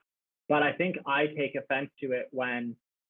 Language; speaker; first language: English; native; English